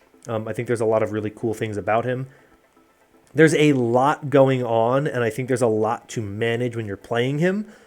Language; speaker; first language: English; native; English